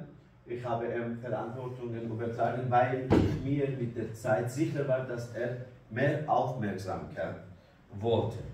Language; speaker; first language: German; non-native, learner; Kurdish